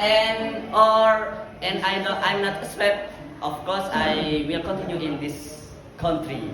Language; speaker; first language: English; non-native, learner; Indonesian